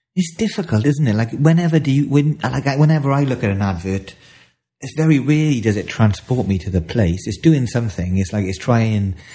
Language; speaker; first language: English; native; English